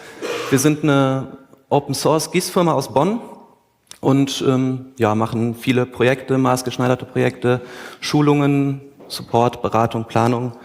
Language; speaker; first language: German; native; German